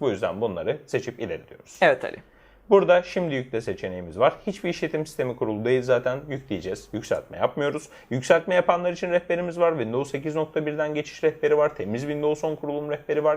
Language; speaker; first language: Turkish; native; Turkish